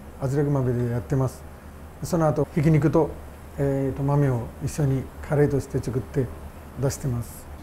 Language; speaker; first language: Japanese; non-native, fluent; Nepali